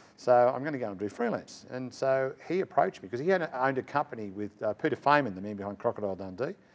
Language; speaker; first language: English; native; English